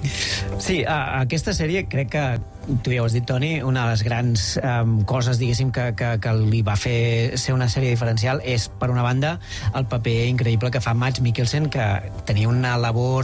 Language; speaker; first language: Catalan; native; Catalan